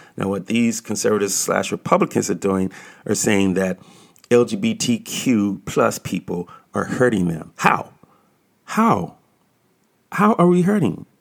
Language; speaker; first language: English; native; English